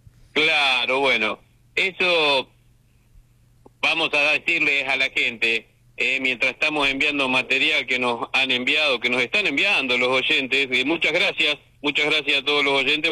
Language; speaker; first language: Spanish; native; Spanish